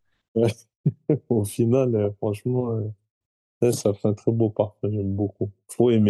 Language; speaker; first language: French; native; French